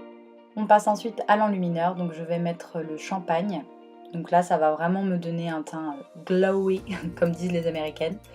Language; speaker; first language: French; native; French